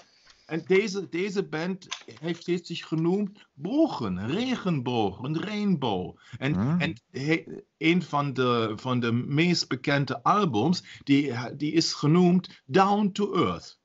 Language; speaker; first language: Dutch; non-native, learner; German